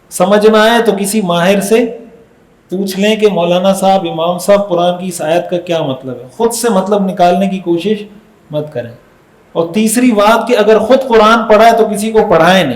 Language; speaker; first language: Urdu; native; Urdu